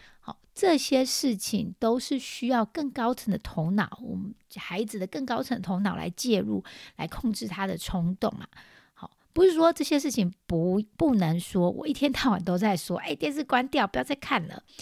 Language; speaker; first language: Chinese; native; Chinese